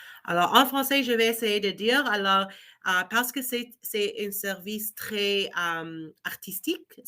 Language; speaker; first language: French; non-native, learner; English